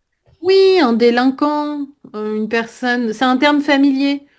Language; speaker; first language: French; native; French